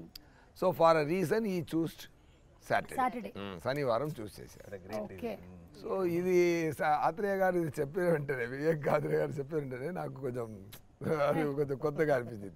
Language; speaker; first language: Telugu; non-native, learner; Tamil